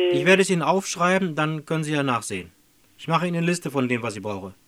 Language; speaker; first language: German; native; German